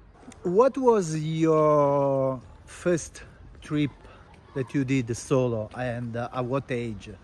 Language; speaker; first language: English; non-native, fluent; Italian